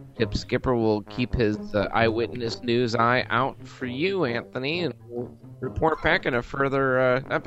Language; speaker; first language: English; native; English